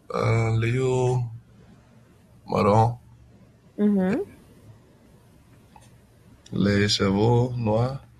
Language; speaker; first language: French; non-native, learner; English